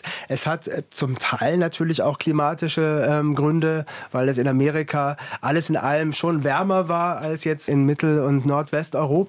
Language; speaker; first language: German; native; German